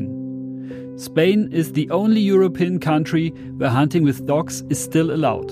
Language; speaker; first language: English; non-native, fluent; German